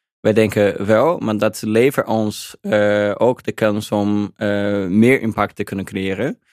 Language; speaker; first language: Dutch; non-native, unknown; Portuguese